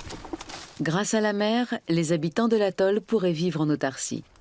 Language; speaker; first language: French; native; French